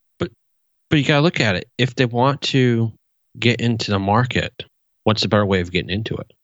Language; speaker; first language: English; native; English